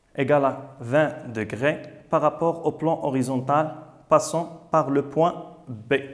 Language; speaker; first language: French; non-native, local second language; Arabic